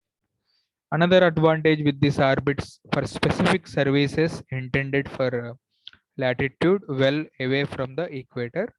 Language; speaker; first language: English; non-native, local second language; Telugu